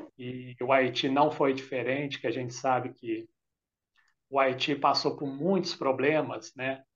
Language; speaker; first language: Portuguese; native; Portuguese